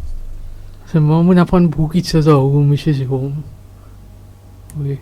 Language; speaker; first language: French; non-native, local second language; Morisyen